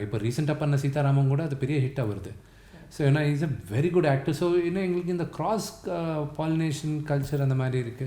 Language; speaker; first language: Tamil; non-native, local second language; Telugu